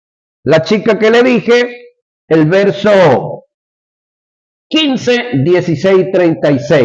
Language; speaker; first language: Spanish; native; Spanish